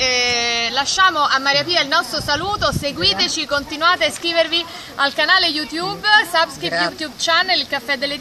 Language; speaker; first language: Italian; native; Italian